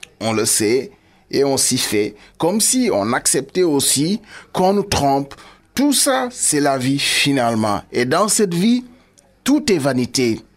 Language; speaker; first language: French; non-native, local second language; Wolof